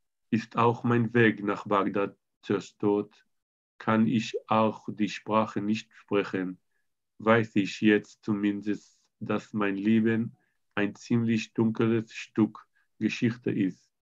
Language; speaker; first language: German; non-native, learner; Hebrew